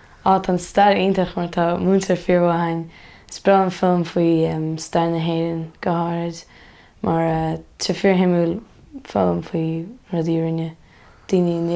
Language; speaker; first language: Irish; native; Irish